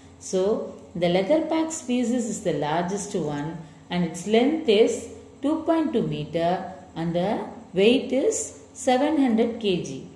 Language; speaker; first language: English; non-native, local second language; Tamil